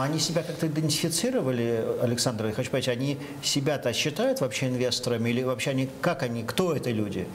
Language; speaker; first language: Russian; native; Russian